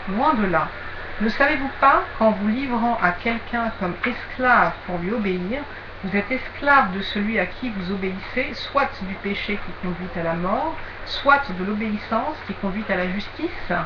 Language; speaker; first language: French; native; French